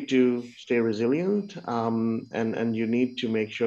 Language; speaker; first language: English; non-native, local second language; Urdu